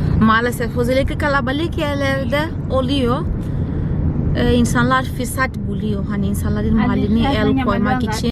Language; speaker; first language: Turkish; non-native, fluent; Portuguese